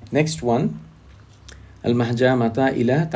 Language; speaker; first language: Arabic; non-native, fluent; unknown